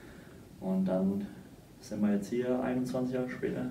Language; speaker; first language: German; native; German